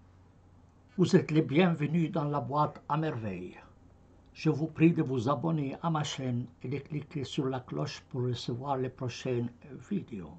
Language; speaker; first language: French; non-native, fluent; Arabic